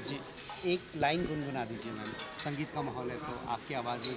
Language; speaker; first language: Hindi; native; Hindi